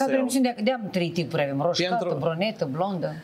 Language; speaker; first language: Romanian; native; Romanian